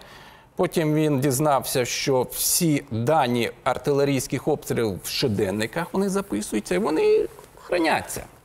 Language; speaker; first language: Ukrainian; native; Ukrainian